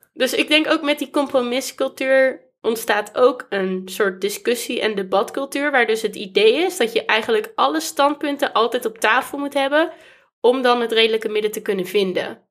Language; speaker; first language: Dutch; native; Dutch